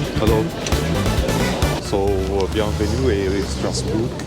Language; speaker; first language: French; non-native, fluent; English